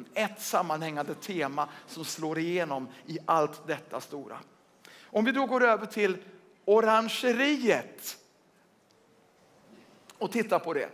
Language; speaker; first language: Swedish; native; Swedish